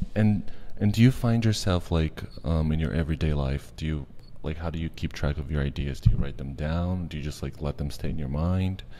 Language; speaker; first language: English; non-native, fluent; Portuguese